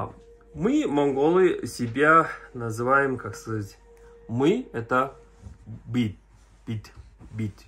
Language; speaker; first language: Russian; non-native, learner; Mongolian